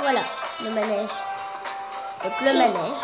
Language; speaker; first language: French; native; French